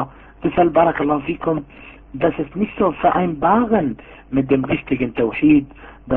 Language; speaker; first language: German; non-native, fluent; Arabic